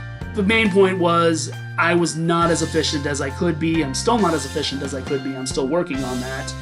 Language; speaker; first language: English; native; English